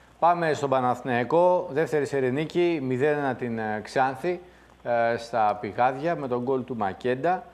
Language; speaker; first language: Greek; native; Greek